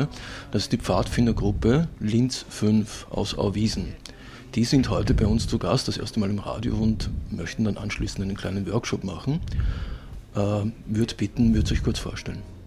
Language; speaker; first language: German; native; German